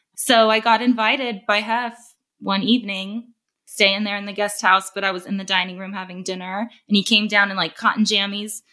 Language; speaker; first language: English; native; English